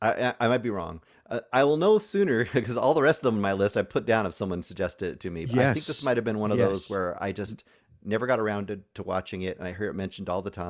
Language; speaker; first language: English; native; English